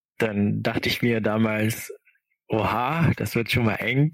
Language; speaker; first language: German; non-native, fluent; Arabic